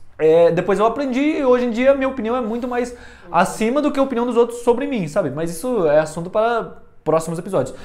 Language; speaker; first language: Portuguese; early bilingual, heritage; Portuguese